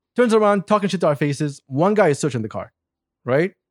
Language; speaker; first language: English; non-native, fluent; Arabic